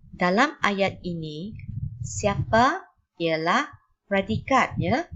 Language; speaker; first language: Malay; non-native, local second language; Chinese